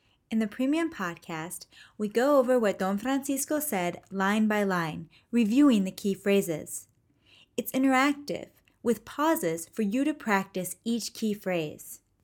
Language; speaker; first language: English; native; English